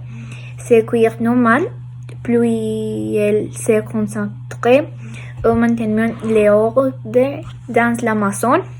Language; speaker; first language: French; non-native, learner; Spanish